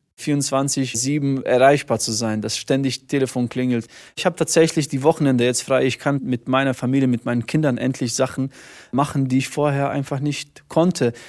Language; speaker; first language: German; early bilingual, other home language; Bosnian